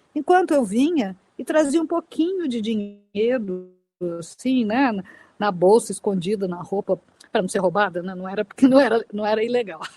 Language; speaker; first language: Portuguese; native; Portuguese